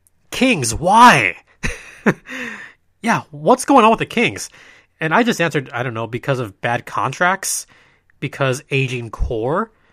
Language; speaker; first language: English; native; English